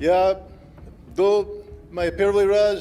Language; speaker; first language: Russian; non-native, learner; English